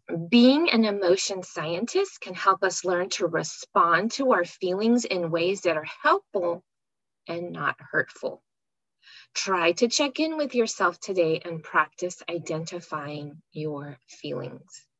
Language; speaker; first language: English; native; English